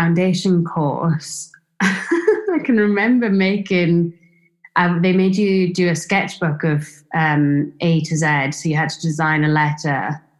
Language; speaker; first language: English; native; English